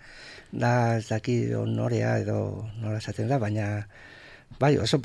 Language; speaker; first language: Basque; non-native, local second language; Spanish